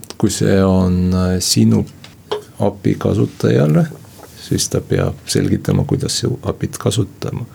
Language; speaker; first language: Estonian; non-native, local second language; Russian